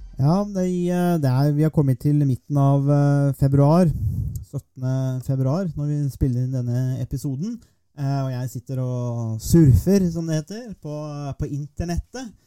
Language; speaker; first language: Norwegian; native; Norwegian